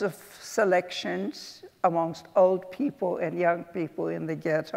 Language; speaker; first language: English; early bilingual, other home language; Polish